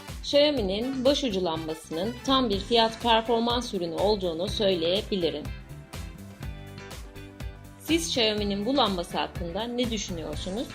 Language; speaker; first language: Turkish; native; Turkish